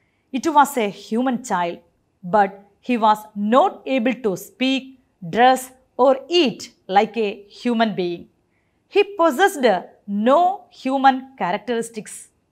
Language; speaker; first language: English; non-native, local second language; Malayalam